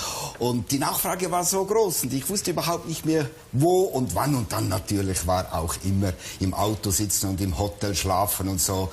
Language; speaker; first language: German; native; German